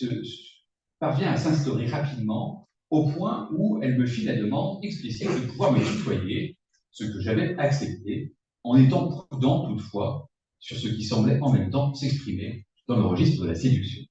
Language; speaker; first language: French; native; French